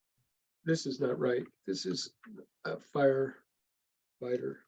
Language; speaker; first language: English; native; English